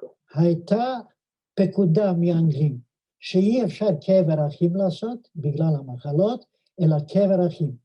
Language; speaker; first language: Hebrew; non-native, fluent; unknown